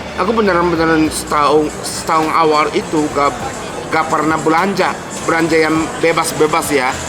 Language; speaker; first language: Indonesian; non-native, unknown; Japanese